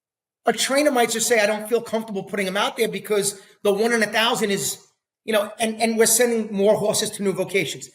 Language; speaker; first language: English; native; English